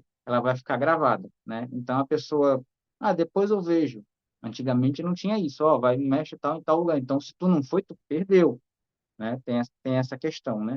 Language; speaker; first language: Portuguese; native; Portuguese